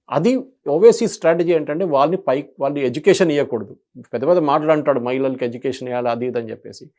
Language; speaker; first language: Telugu; non-native, local second language; Malayalam